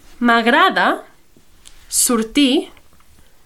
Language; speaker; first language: Catalan; non-native, fluent; English